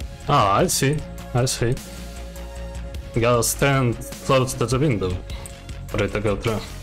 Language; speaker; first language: English; non-native, learner; Russian